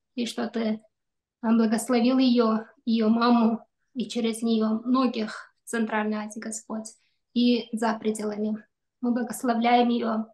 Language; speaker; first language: Russian; non-native, local second language; Kyrgyz